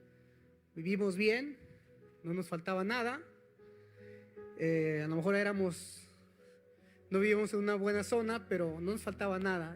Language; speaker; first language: Spanish; native; Spanish